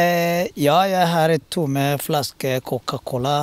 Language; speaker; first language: Norwegian; non-native, learner; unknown